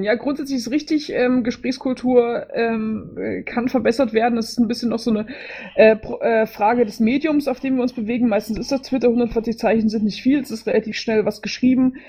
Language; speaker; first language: German; native; German